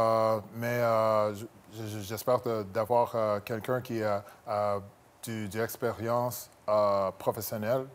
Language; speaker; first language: French; non-native, local second language; English